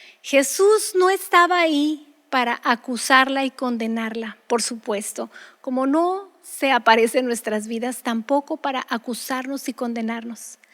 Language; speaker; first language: Spanish; native; Spanish